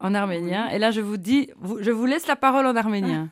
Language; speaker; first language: French; native; French